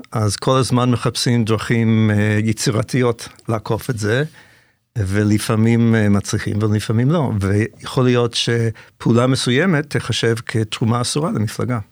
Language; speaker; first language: Hebrew; non-native, fluent; English